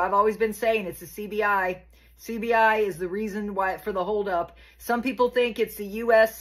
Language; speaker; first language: English; native; English